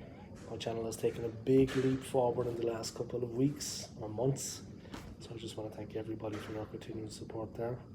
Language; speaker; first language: English; native; English